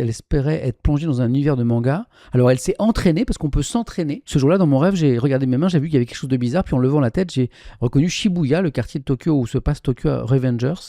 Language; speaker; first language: French; native; French